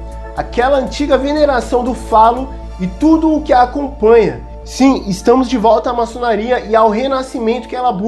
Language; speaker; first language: Portuguese; native; Portuguese